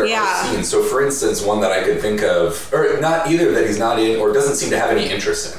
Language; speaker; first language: English; native; English